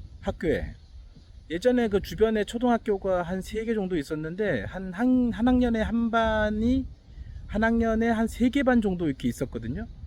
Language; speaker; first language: Korean; native; Korean